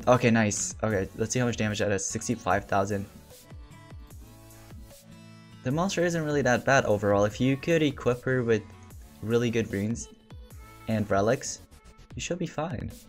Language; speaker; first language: English; native; English